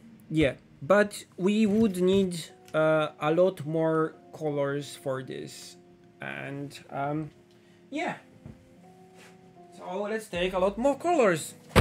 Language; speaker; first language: English; non-native, fluent; Polish